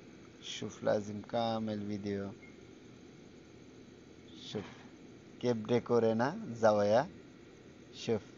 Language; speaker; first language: Arabic; non-native, learner; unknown